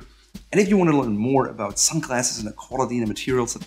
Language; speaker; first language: English; non-native, fluent; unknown